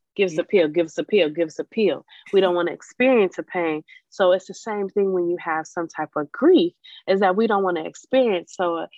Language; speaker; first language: English; native; English